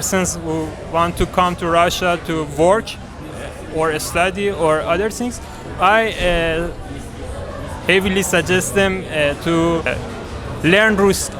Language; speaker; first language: English; non-native, learner; Persian